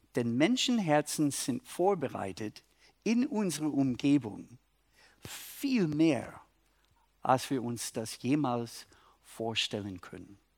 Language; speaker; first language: German; non-native, fluent; English